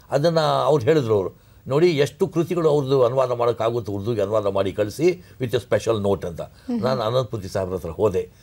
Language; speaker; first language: Kannada; non-native, local second language; Urdu